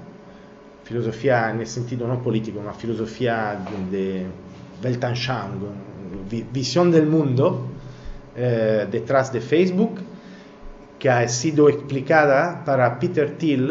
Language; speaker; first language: Spanish; non-native, learner; Italian